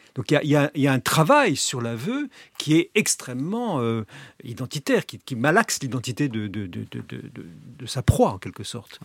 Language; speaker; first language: French; native; French